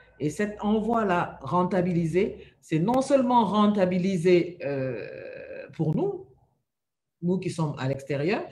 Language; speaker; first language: French; non-native, local second language; Wolof